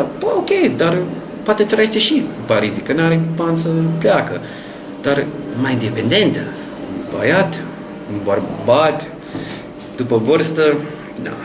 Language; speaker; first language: Romanian; non-native, learner; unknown